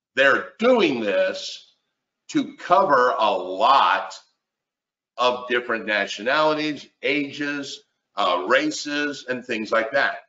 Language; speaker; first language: English; native; English